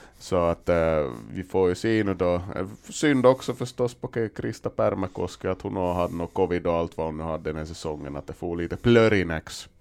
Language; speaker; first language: Swedish; native; Swedish